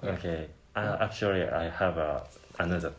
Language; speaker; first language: English; non-native, learner; Japanese